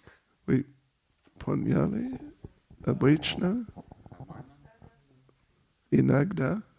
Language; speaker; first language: Russian; non-native, learner; English